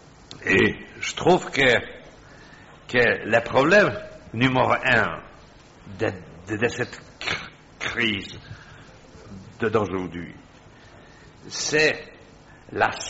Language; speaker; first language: French; non-native, fluent; Polish